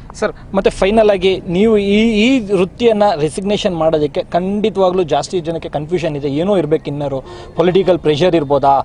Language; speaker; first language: Kannada; native; Kannada